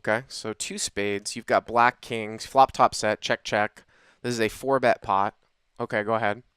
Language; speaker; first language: English; native; English